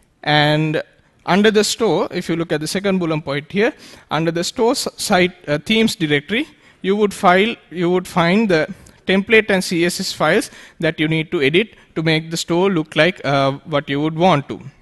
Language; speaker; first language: English; non-native, local second language; Sinhala